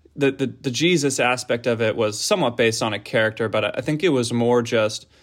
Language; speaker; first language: English; native; English